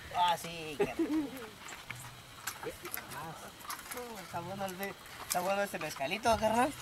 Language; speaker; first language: Spanish; native; Spanish